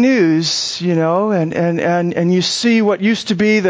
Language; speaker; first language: English; native; English